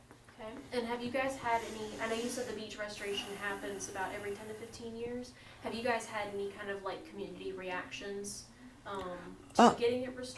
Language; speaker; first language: English; native; English